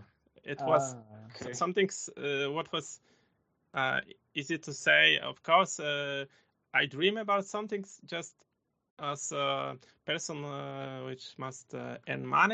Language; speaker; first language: English; non-native, learner; Polish